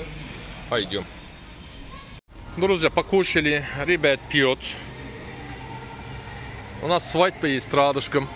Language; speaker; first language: Russian; non-native, learner; Turkish